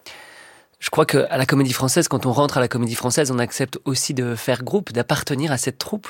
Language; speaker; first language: French; native; French